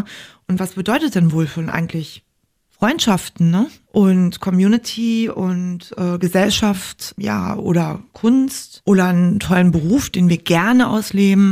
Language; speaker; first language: German; native; German